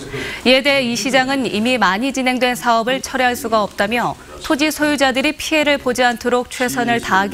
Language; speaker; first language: Korean; native; Korean